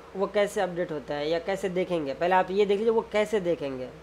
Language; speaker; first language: Hindi; native; Hindi